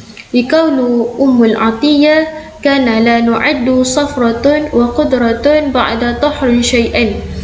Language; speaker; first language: Arabic; non-native, learner; Malay